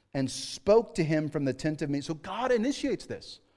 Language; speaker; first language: English; native; English